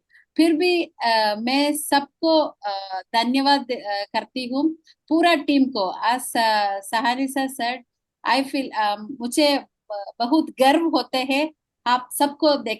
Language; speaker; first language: Hindi; non-native, local second language; Malayalam